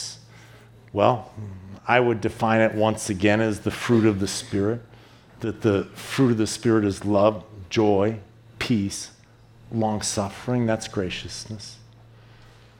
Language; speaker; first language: English; native; English